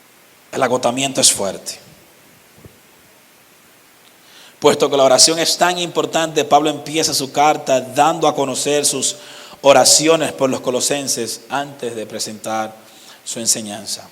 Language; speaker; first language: Spanish; native; Spanish